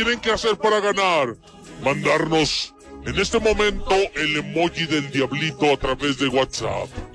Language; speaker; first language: Spanish; native; Spanish